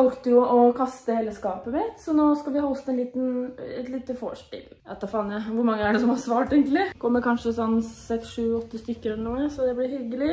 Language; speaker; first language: Norwegian; native; Norwegian